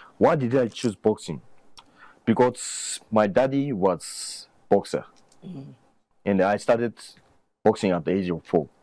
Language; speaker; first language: English; non-native, learner; Japanese